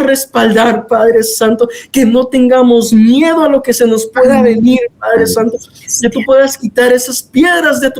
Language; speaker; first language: Spanish; native; Spanish